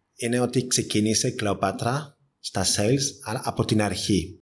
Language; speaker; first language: Greek; non-native, fluent; French